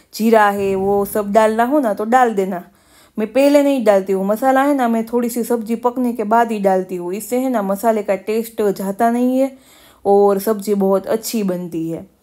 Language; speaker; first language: Hindi; non-native, local second language; Gujarati